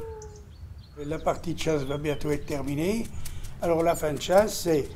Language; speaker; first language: French; native; French